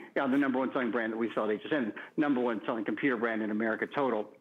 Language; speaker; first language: English; native; English